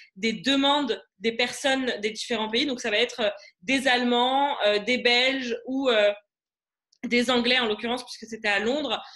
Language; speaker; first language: French; non-native, local second language; Arabic